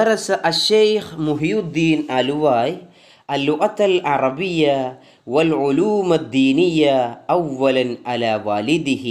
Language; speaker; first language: Arabic; non-native, fluent; Malayalam